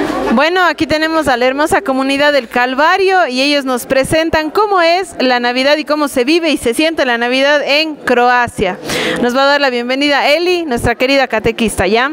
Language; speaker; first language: Spanish; native; Spanish